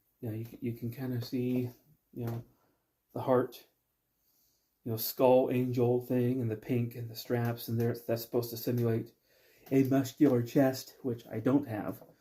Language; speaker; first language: English; native; English